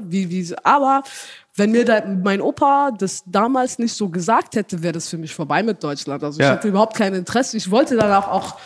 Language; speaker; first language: German; early bilingual, heritage; German